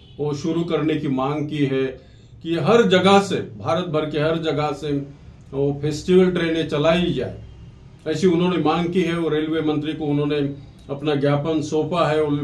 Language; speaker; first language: Hindi; non-native, local second language; Marathi